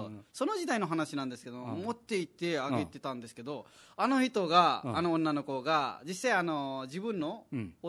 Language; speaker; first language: Japanese; non-native, fluent; Nepali